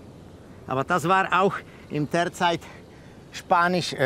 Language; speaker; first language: German; non-native, learner; Czech